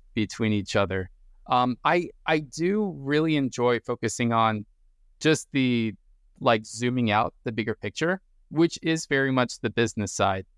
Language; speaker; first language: English; native; English